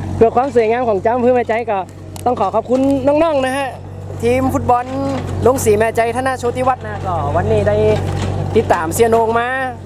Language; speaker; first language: Thai; native; Thai